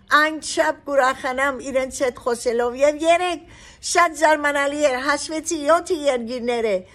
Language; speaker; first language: Armenian; early bilingual, heritage; Armenian